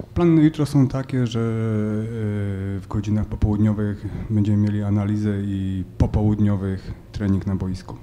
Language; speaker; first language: Polish; native; Polish